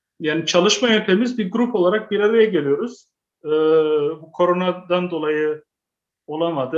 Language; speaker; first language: Turkish; early bilingual, heritage; Turkish